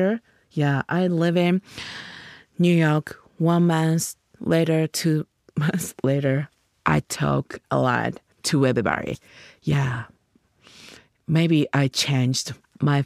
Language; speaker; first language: English; non-native, learner; Japanese